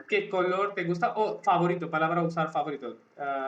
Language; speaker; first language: Spanish; non-native, learner; Hindi